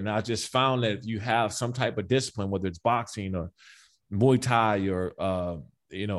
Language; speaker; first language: English; native; English